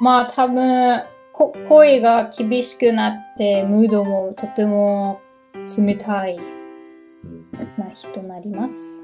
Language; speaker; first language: Japanese; non-native, learner; German